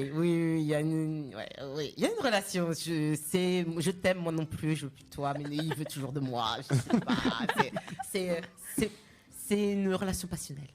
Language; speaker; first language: French; non-native, local second language; Malagasy